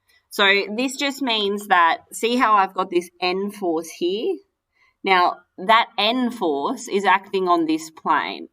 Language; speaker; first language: English; native; English